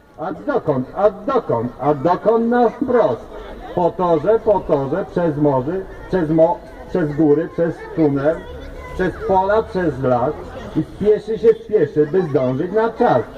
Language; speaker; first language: Polish; native; Polish